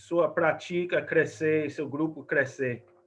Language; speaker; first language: Portuguese; non-native, fluent; English